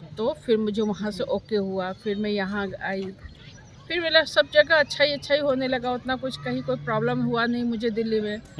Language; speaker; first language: Hindi; native; Hindi